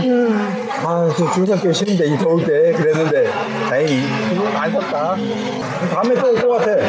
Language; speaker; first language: Korean; native; Korean